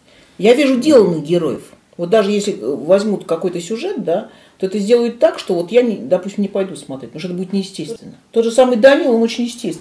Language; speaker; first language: Russian; native; Russian